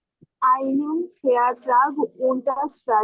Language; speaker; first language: German; non-native, learner; Bangla